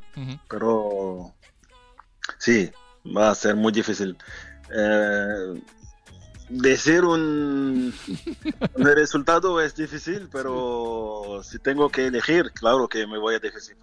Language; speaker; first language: Spanish; non-native, fluent; French